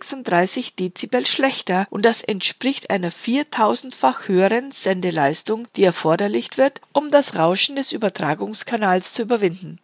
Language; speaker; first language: German; native; German